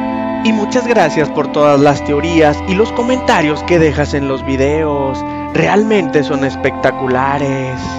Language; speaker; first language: Spanish; native; Spanish